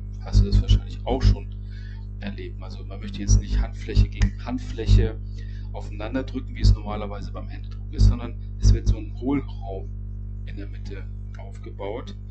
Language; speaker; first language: German; native; German